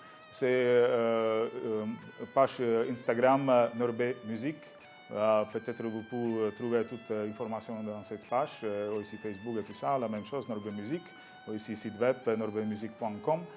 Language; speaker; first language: French; non-native, learner; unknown